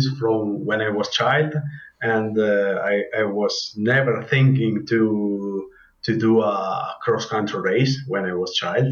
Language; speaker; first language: English; non-native, learner; Italian